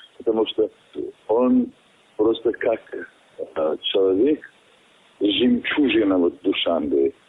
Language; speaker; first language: Russian; non-native, local second language; Tajik